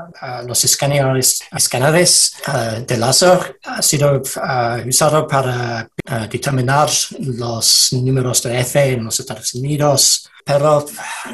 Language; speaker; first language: Spanish; non-native, learner; English